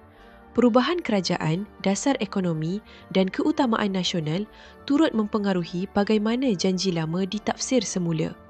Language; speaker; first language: Malay; native; Malay